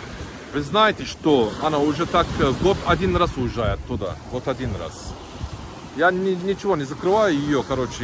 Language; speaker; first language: Russian; non-native, learner; Turkish